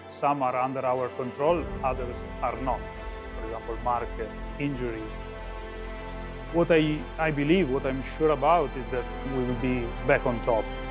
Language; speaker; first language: English; non-native, fluent; Italian